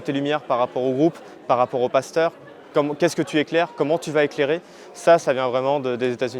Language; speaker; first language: French; native; French